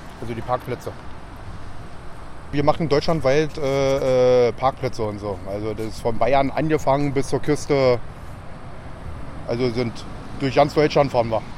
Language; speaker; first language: German; native; German